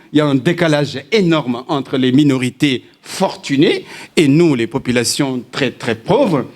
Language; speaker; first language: French; non-native, local second language; Wolof